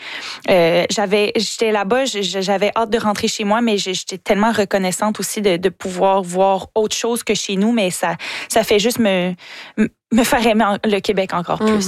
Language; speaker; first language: French; native; French